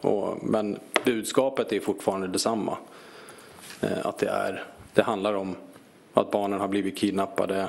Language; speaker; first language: Swedish; native; Swedish